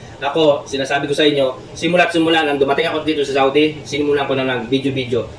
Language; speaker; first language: Filipino; non-native, local second language; Pampanga